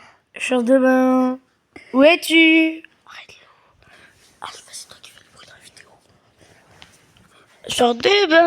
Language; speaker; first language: French; native; French